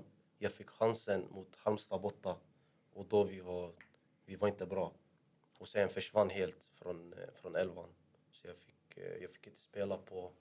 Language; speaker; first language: Swedish; early bilingual, other home language; Arabic